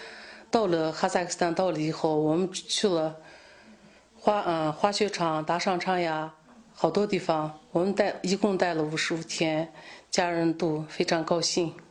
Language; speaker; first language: Chinese; non-native, local second language; Kazakh